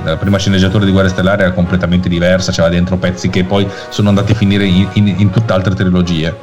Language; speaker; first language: Italian; native; Italian